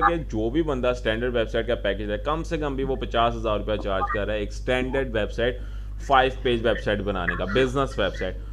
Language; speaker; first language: Urdu; non-native, local second language; Punjabi